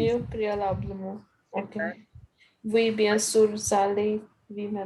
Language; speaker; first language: French; non-native, learner; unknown